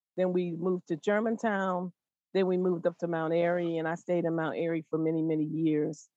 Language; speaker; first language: English; native; English